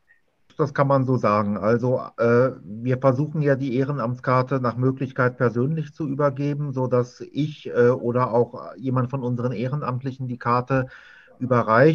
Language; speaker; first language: German; native; German